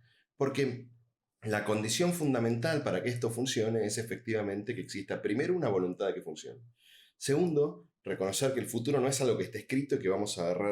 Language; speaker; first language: Spanish; native; Spanish